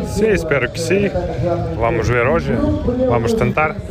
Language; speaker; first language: Portuguese; non-native, learner; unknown